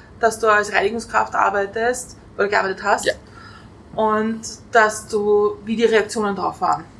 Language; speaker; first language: German; native; German